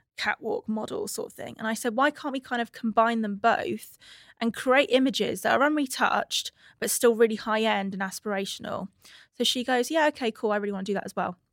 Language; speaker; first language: English; native; English